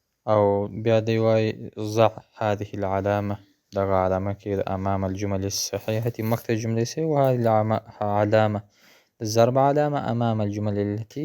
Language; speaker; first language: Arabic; non-native, fluent; Pashto